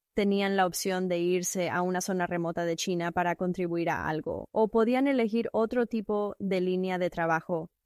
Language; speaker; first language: Spanish; non-native, fluent; Chinese